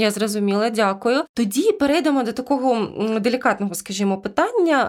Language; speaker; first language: Ukrainian; native; Ukrainian